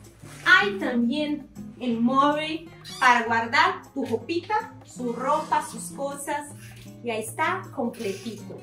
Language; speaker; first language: Spanish; non-native, learner; Portuguese